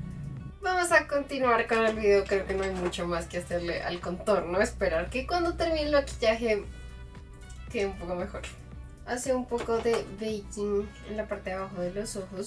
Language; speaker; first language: Spanish; native; Spanish